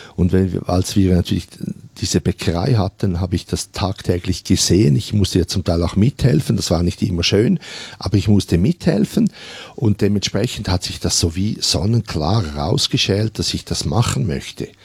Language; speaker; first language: German; native; German